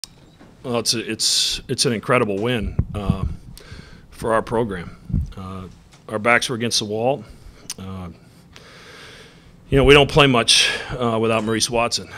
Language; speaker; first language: English; native; English